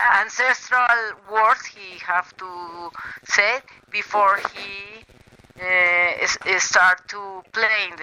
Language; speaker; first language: English; non-native, learner; Spanish